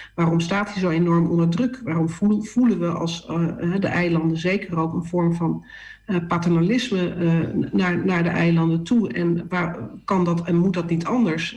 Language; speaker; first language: Dutch; native; Dutch